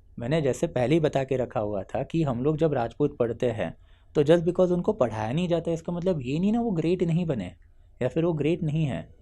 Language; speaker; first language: Hindi; non-native, local second language; Marathi